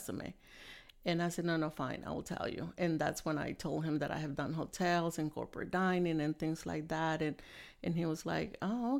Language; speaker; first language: English; non-native, fluent; Spanish